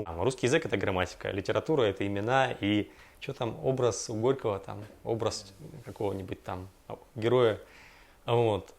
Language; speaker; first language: Russian; native; Russian